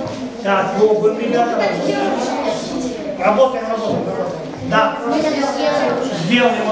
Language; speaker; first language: Russian; native; Russian